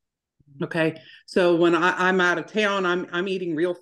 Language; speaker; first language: English; native; English